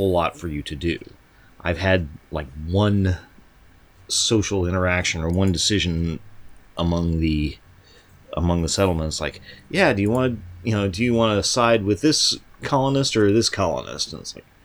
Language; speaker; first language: English; native; English